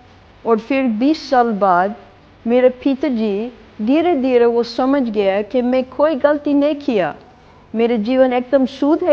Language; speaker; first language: Hindi; non-native, fluent; English